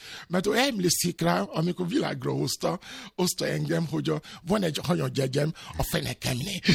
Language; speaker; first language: Hungarian; non-native, learner; Albanian